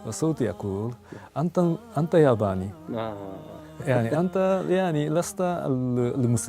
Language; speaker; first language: Arabic; non-native, fluent; Japanese